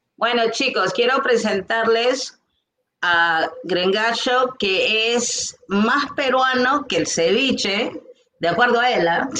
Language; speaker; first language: Spanish; native; Spanish